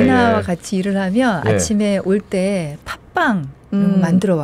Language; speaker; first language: Korean; native; Korean